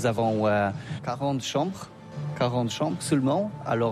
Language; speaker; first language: French; non-native, learner; Polish